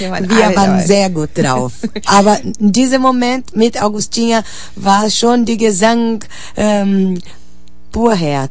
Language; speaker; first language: German; non-native, learner; Portuguese